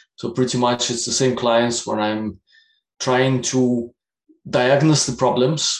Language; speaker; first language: English; non-native, fluent; Russian